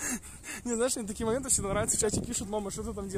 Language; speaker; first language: Russian; native; Russian